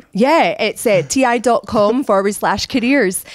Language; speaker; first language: English; native; English